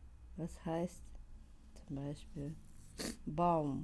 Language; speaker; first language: German; non-native, learner; Russian